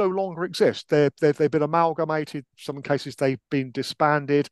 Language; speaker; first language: English; native; English